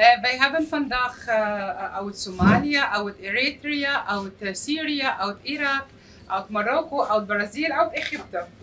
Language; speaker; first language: Dutch; non-native, learner; Arabic